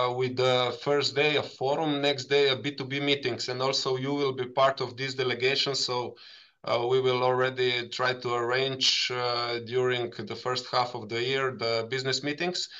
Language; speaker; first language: English; non-native, fluent; Slovenian